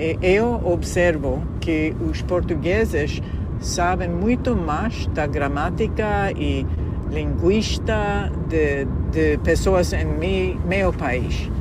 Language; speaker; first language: Portuguese; non-native, learner; English